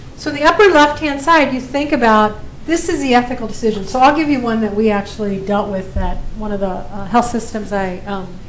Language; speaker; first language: English; native; English